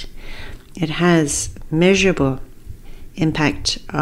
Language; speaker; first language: English; native; English